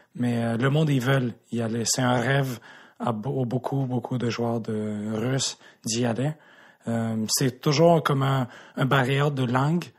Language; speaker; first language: French; native; French